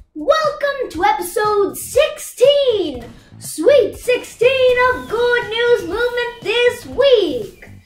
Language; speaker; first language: English; native; English